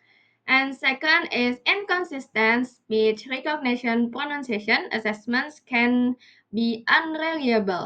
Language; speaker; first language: English; non-native, learner; Indonesian